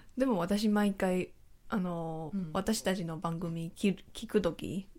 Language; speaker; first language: Japanese; non-native, fluent; Chinese